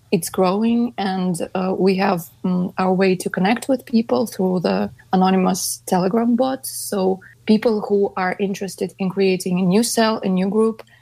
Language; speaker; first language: English; non-native, fluent; Russian